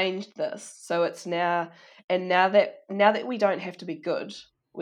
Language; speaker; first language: English; native; English